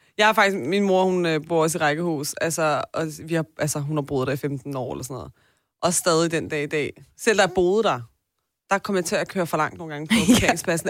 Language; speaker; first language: Danish; early bilingual, other home language; Persian